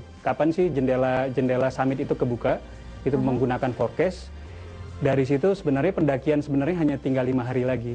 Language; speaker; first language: Indonesian; native; Indonesian